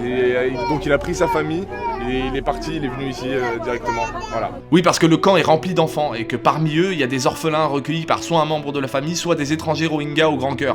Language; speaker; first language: French; native; French